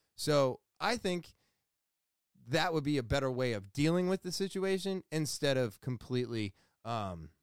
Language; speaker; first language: English; native; English